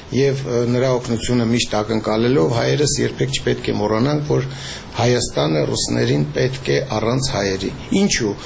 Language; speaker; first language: Armenian; native; Armenian